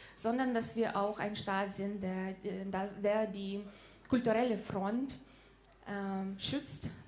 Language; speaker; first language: German; non-native, fluent; Ukrainian